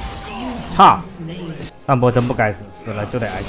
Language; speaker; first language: Chinese; native; Chinese